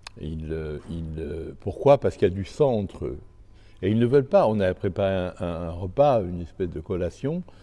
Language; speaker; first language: French; native; French